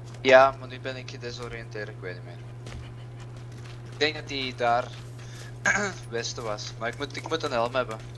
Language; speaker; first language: Dutch; native; Dutch